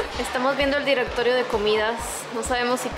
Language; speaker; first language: Spanish; native; Spanish